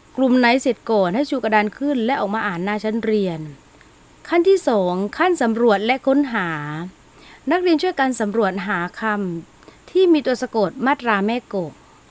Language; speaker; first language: Thai; non-native, local second language; Malay